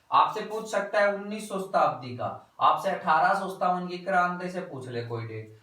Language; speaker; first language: Hindi; native; Hindi